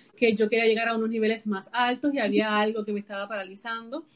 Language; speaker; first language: Spanish; native; Spanish